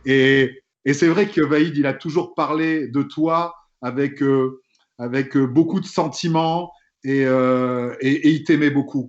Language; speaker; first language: French; native; French